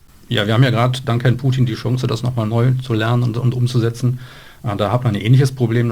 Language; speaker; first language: German; native; German